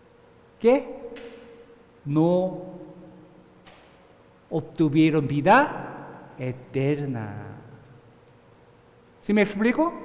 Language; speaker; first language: Spanish; non-native, fluent; Korean